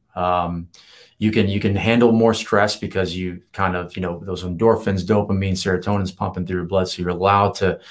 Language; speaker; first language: English; native; English